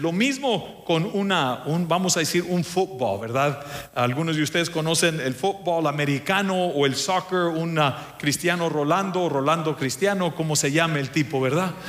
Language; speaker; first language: Spanish; early bilingual, heritage; Spanish